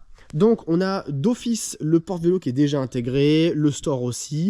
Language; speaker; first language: French; native; French